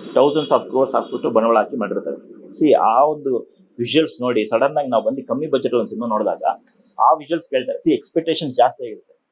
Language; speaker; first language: Kannada; non-native, local second language; Telugu